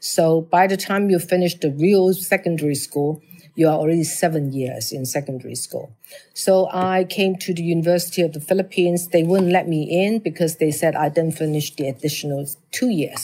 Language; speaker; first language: English; non-native, local second language; Cantonese